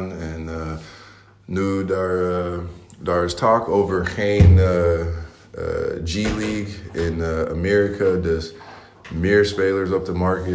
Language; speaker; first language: Dutch; non-native, learner; English